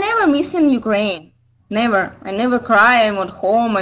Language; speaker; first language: English; non-native, learner; Ukrainian